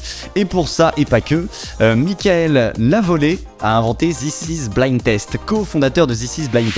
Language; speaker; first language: French; native; French